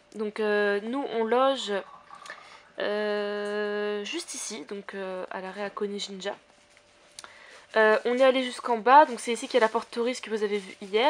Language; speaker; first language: French; native; French